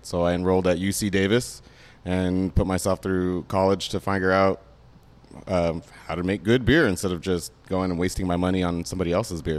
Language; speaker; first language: English; native; English